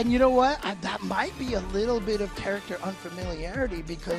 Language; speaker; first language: English; native; English